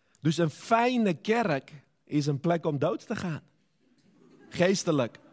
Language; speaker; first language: Dutch; non-native, fluent; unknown